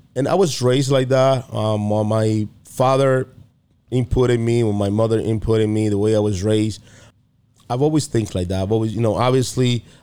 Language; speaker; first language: English; non-native, fluent; Spanish